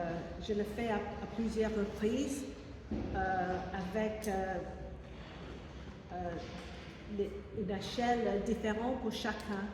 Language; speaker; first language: French; non-native, fluent; English